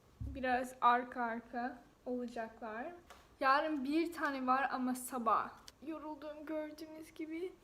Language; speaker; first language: Turkish; non-native, fluent; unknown